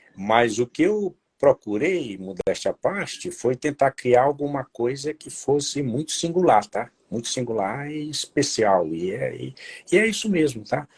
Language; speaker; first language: Portuguese; native; Portuguese